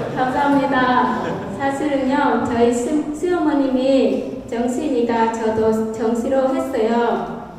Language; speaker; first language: Korean; non-native, fluent; Vietnamese